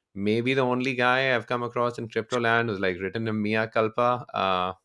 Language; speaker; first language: English; non-native, local second language; Urdu